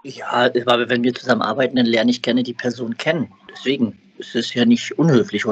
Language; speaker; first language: German; native; German